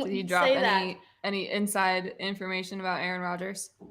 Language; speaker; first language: English; native; English